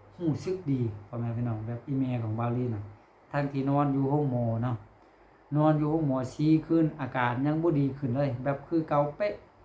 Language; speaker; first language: Lao; non-native, local second language; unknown